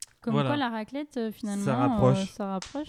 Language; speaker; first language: French; native; French